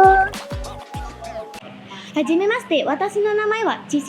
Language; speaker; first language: Japanese; non-native, learner; Indonesian